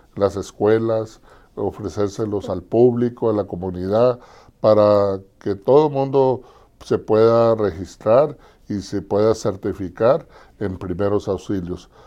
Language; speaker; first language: Spanish; native; Spanish